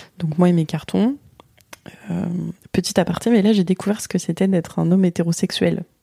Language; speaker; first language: French; native; French